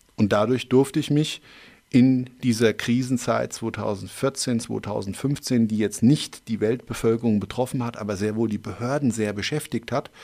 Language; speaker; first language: German; native; German